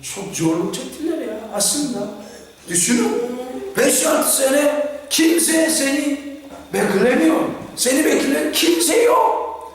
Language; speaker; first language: Turkish; non-native, fluent; Korean